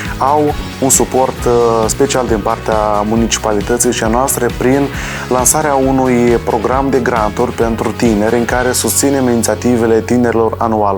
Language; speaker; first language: Romanian; native; Romanian